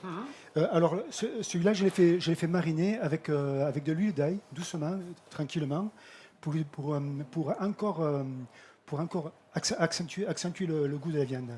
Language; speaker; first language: French; native; French